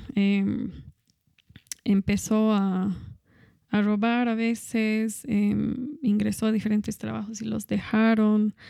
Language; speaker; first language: Spanish; non-native, fluent; English